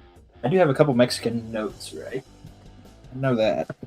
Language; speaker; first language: English; native; English